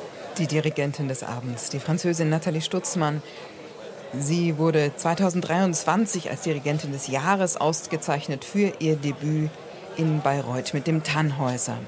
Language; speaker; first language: German; native; German